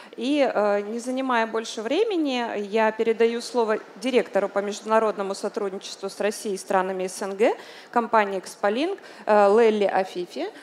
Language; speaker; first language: Russian; native; Russian